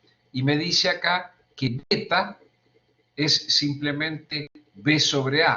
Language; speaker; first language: Spanish; native; Spanish